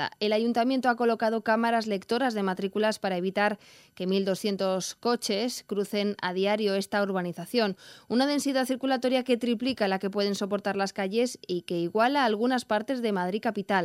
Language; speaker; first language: Spanish; native; Spanish